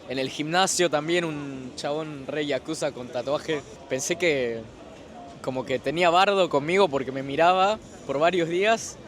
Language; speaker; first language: Spanish; native; Spanish